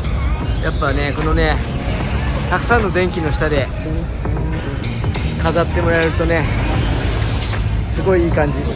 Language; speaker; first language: Japanese; native; Japanese